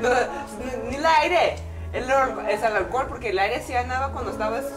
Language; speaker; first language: Spanish; early bilingual, heritage; Spanish